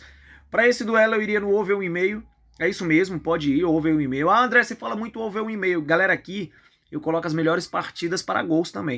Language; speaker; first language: Portuguese; native; Portuguese